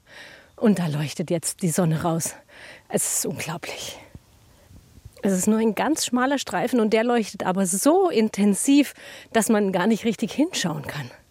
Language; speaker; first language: German; native; German